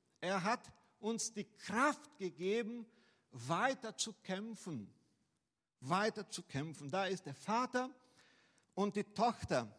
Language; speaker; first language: German; non-native, fluent; Portuguese